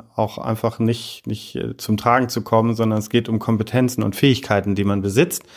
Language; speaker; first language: German; native; German